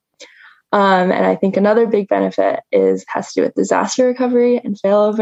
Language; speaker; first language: English; native; English